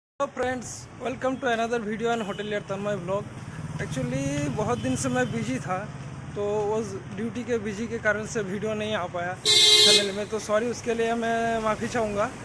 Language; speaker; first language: Hindi; non-native, local second language; Bangla